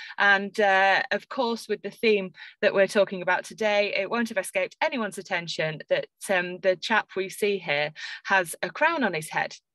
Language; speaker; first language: English; native; English